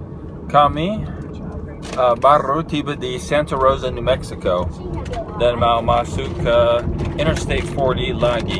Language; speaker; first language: Indonesian; non-native, fluent; English